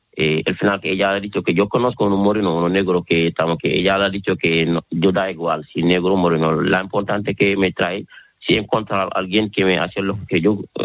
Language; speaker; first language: Spanish; non-native, learner; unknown